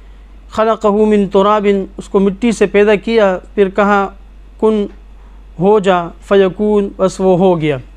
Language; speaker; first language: Urdu; native; Urdu